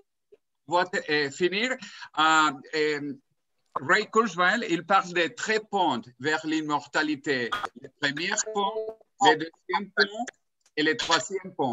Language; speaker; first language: French; non-native, fluent; Spanish